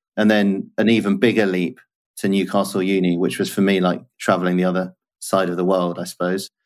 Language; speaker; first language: English; native; English